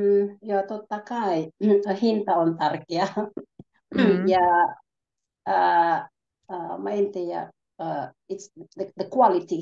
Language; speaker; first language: Finnish; non-native, learner; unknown